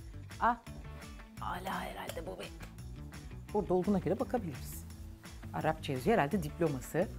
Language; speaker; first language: Turkish; native; Turkish